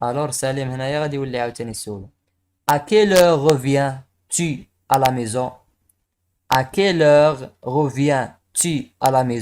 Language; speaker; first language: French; non-native, local second language; Arabic